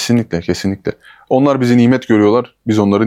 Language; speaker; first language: Turkish; native; Turkish